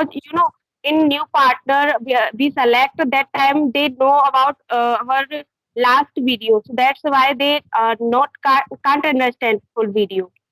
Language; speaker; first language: English; non-native, learner; Hindi